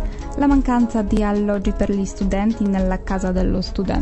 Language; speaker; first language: Italian; non-native, fluent; Polish